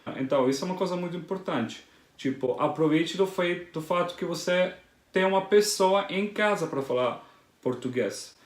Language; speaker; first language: Portuguese; non-native, fluent; Italian